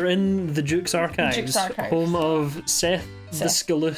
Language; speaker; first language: English; native; English